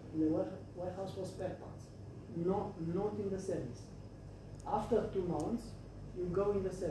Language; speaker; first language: English; non-native, fluent; Romanian